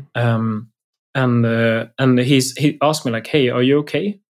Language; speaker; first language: English; non-native, fluent; Swedish